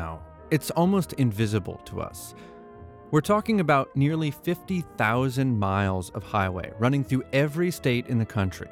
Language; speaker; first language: English; native; English